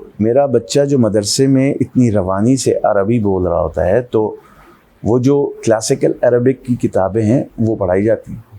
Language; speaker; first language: Urdu; native; Urdu